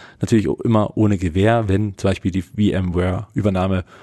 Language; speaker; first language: German; native; German